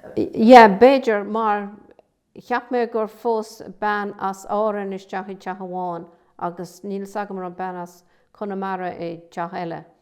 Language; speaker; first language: Irish; native; Irish